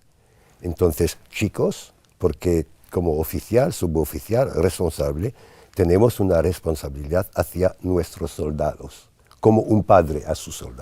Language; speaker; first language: Spanish; non-native, fluent; English